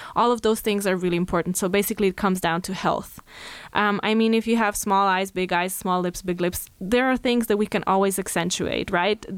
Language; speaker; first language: English; non-native, fluent; Slovenian